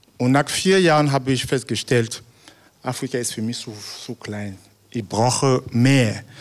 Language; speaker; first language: German; non-native, fluent; French